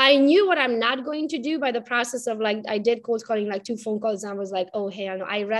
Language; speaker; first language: English; non-native, fluent; Romanian